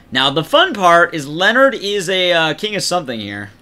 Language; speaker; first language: English; native; English